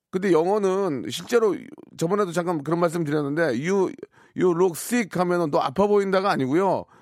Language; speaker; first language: Korean; native; Korean